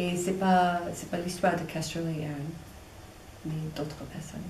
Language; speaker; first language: French; non-native, fluent; English